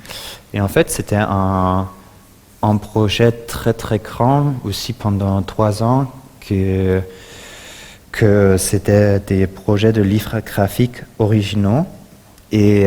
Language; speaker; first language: French; non-native, fluent; German